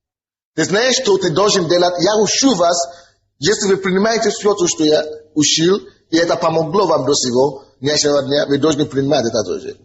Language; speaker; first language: Russian; non-native, fluent; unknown